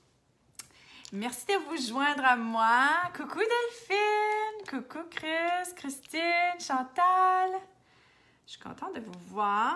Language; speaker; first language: French; native; French